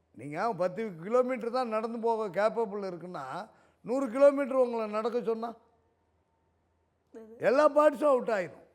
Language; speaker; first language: Tamil; native; Tamil